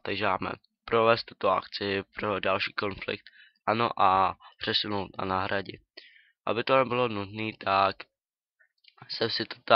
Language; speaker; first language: Czech; native; Czech